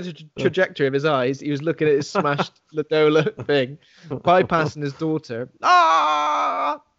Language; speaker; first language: English; native; English